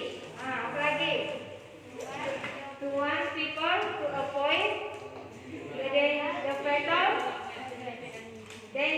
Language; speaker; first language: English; non-native, learner; Indonesian